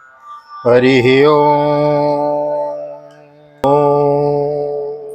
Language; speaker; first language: Hindi; native; Hindi